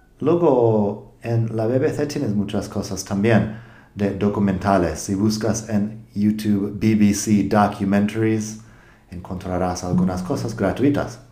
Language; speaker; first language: Spanish; non-native, fluent; English